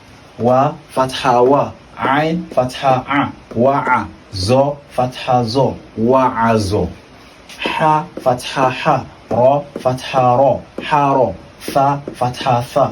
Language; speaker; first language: Arabic; non-native, fluent; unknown